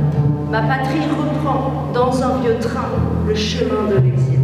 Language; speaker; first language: French; native; French